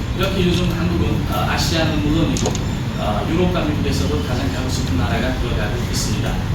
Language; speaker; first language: Korean; non-native, fluent; Nepali